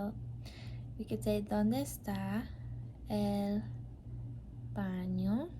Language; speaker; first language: Spanish; non-native, learner; English